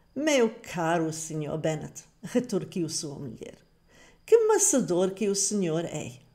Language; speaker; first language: Portuguese; non-native, fluent; English